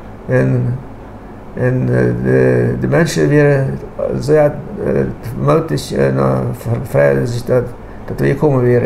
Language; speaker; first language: German; non-native, local second language; Low German